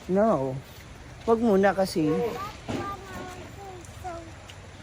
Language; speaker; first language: Filipino; non-native, local second language; Cebuano